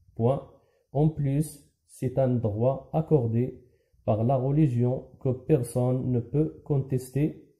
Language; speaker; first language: French; non-native, local second language; Arabic